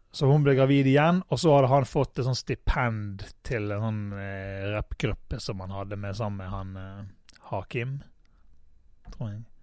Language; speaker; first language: Norwegian; native; Norwegian